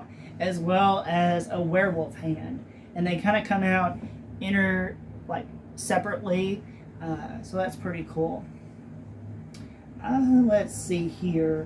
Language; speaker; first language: English; native; English